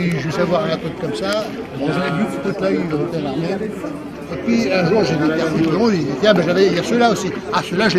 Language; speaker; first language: French; native; French